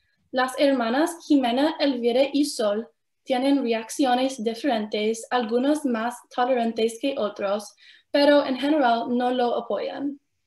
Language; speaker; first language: Spanish; non-native, fluent; English